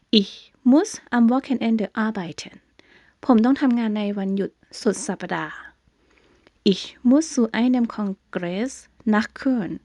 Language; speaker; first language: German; non-native, fluent; Thai